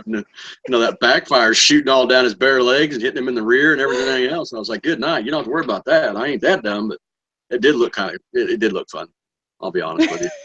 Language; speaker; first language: English; native; English